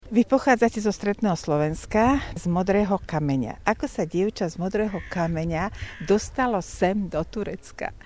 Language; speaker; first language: Slovak; native; Slovak